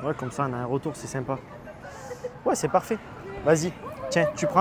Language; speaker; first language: French; native; French